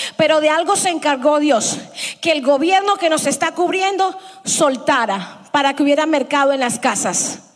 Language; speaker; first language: Spanish; early bilingual, heritage; Spanish